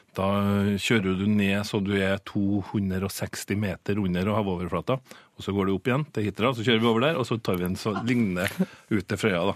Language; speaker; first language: Norwegian; native; Norwegian